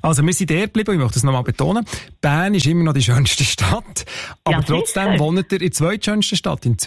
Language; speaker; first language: German; native; German